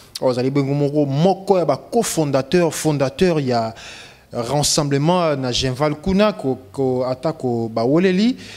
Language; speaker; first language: Lingala; native; Lingala